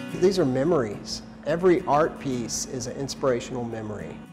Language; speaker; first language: English; native; English